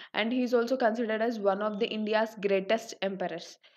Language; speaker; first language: English; non-native, local second language; Telugu